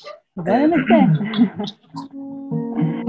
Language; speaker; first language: Hebrew; native; Hebrew